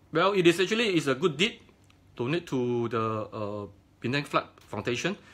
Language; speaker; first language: English; non-native, local second language; Chinese